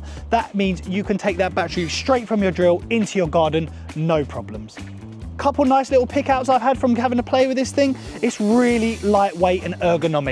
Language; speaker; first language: English; native; English